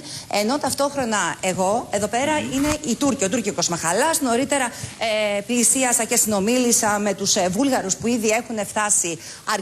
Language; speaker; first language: Greek; native; Greek